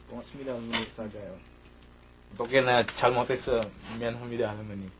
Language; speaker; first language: Korean; non-native, learner; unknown